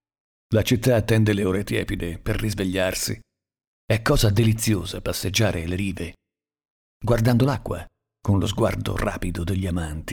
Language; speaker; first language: Italian; native; Italian